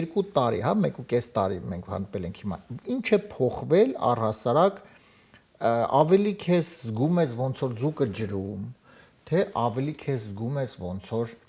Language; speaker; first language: Armenian; native; Armenian